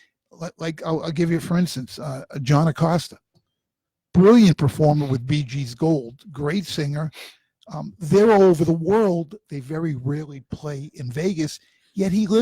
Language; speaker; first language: English; native; English